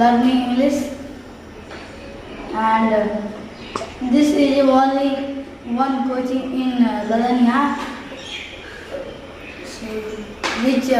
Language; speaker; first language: English; non-native, learner; Hindi